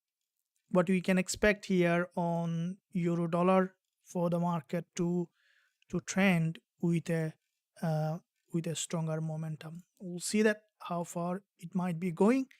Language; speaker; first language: English; non-native, fluent; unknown